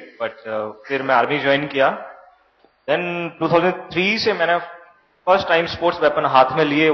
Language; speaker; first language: Hindi; native; Hindi